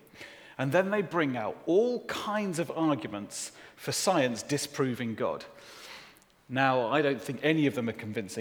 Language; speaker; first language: English; native; English